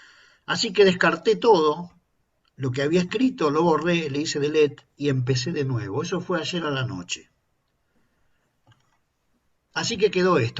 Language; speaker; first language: Spanish; native; Spanish